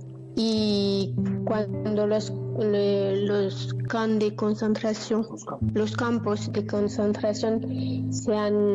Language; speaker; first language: Spanish; non-native, learner; French